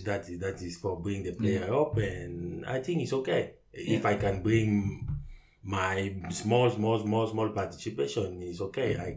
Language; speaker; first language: English; non-native, learner; French